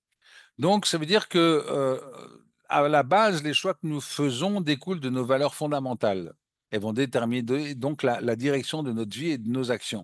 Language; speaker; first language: French; native; French